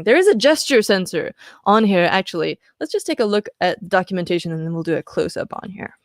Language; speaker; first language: English; native; English